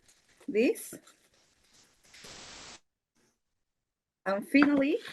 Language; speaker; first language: English; non-native, learner; Spanish